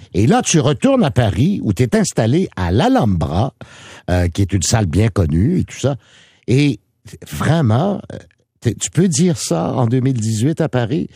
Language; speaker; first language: French; native; French